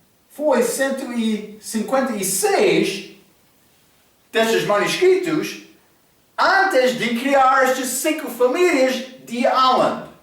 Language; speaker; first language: Portuguese; non-native, fluent; English